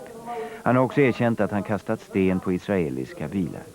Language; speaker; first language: Swedish; native; Swedish